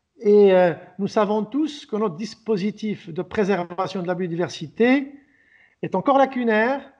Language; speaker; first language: French; non-native, local second language; Arabic